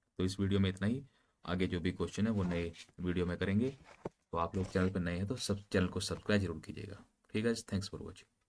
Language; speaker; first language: Hindi; native; Hindi